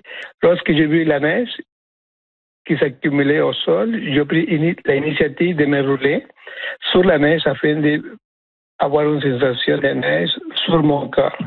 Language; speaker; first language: French; non-native, fluent; Spanish